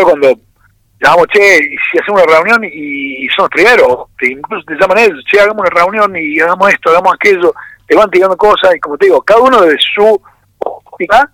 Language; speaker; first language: Spanish; native; Spanish